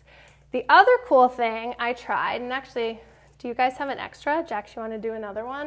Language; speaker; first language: English; native; English